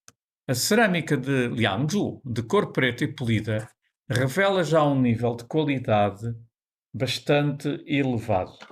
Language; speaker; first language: Portuguese; native; Portuguese